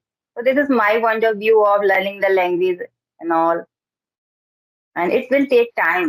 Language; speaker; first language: English; non-native, learner; Hindi